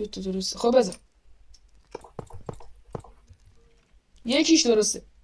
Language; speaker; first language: Persian; native; Persian